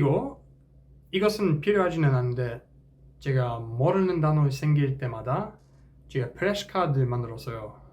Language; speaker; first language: Korean; non-native, fluent; English